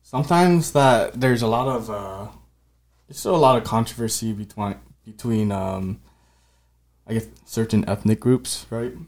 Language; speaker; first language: English; native; English